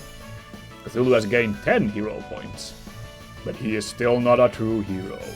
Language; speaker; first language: English; native; English